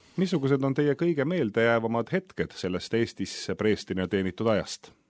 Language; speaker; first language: Estonian; native; Estonian